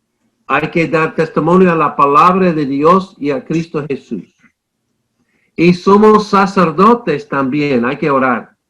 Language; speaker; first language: Spanish; non-native, fluent; English